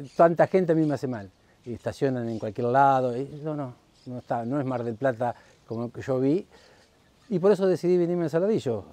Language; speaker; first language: Spanish; native; Spanish